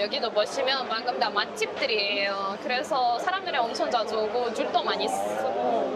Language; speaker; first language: Korean; non-native, fluent; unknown